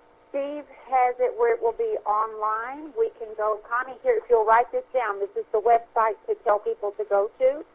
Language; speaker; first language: English; native; English